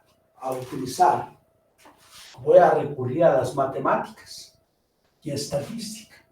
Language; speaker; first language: Spanish; native; Spanish